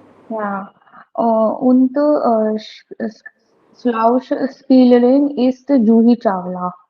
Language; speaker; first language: German; non-native, learner; Hindi